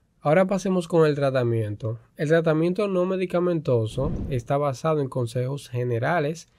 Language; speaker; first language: Spanish; native; Spanish